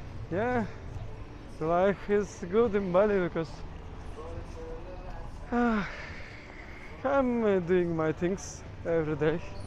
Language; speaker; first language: English; non-native, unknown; Turkish